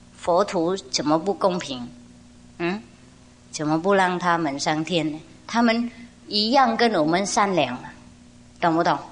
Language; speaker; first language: Chinese; non-native, fluent; Vietnamese